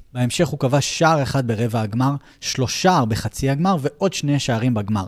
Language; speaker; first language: Hebrew; native; Hebrew